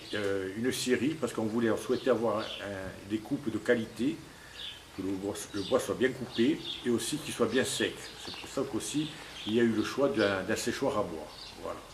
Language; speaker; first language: French; native; French